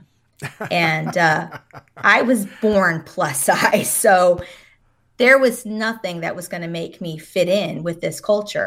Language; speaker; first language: English; native; English